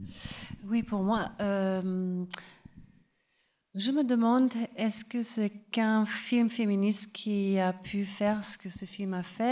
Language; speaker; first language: French; non-native, fluent; German